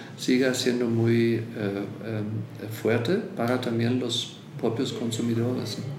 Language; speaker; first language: Spanish; non-native, fluent; German